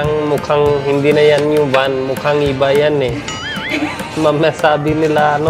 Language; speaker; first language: Filipino; non-native, learner; Punjabi